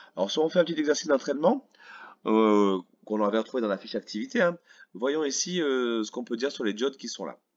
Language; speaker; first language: French; native; French